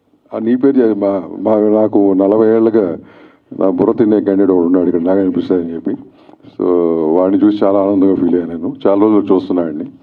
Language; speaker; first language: Telugu; native; Telugu